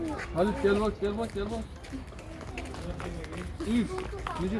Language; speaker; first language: Turkish; native; Turkish